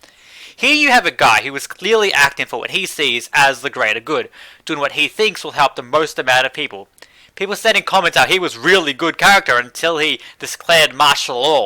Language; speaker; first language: English; native; English